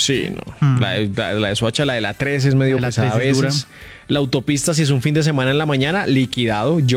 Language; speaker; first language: Spanish; native; Spanish